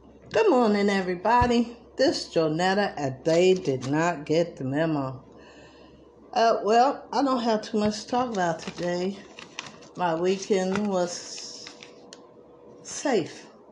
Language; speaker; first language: English; native; English